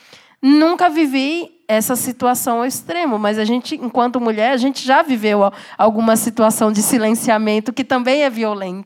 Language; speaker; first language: Portuguese; native; Portuguese